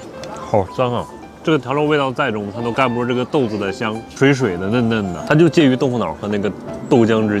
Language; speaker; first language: Chinese; native; Chinese